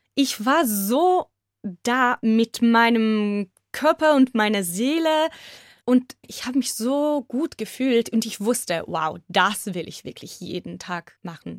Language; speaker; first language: German; non-native, fluent; Hebrew